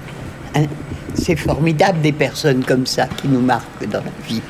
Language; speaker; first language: French; native; French